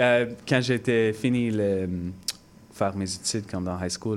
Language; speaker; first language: French; non-native, local second language; English